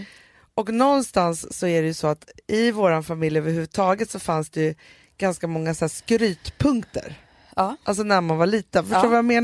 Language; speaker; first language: Swedish; native; Swedish